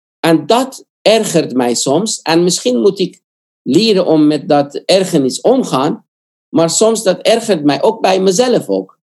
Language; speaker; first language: Dutch; non-native, fluent; Korean